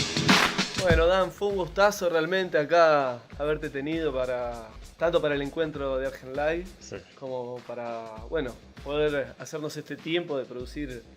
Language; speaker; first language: Spanish; native; Spanish